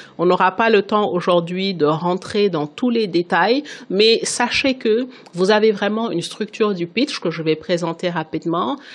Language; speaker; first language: French; non-native, local second language; Wolof